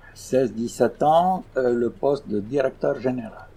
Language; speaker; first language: French; non-native, local second language; Arabic